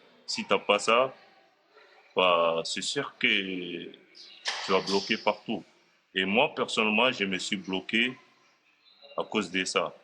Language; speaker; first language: French; non-native, fluent; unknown